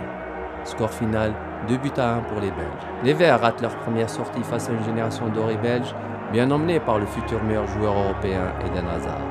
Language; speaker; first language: French; non-native, local second language; Arabic